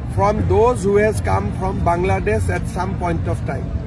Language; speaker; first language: English; non-native, local second language; Assamese